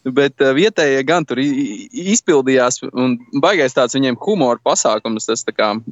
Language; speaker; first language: Latvian; native; Latvian